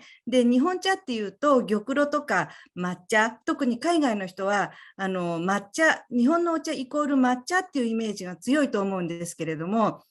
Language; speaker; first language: Japanese; native; Japanese